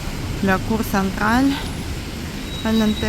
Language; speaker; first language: French; non-native, fluent; Russian